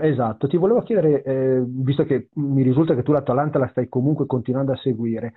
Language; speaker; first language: Italian; native; Italian